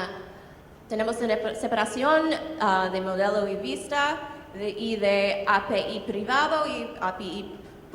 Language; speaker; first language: Spanish; non-native, learner; English